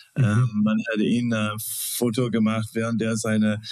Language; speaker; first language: German; non-native, fluent; English